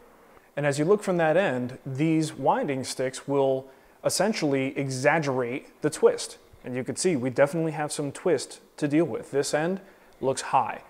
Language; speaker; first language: English; native; English